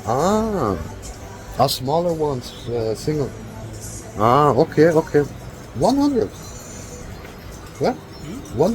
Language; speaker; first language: English; non-native, learner; German